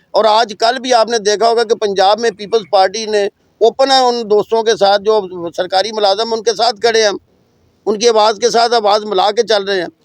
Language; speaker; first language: Urdu; non-native, local second language; Punjabi